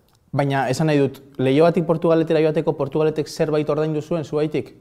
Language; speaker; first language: Basque; native; Basque